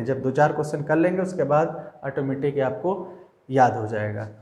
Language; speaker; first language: Hindi; native; Hindi